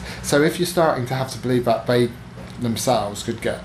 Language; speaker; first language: English; native; English